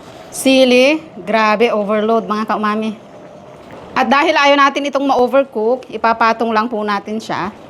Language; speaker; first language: Filipino; non-native, local second language; Iloko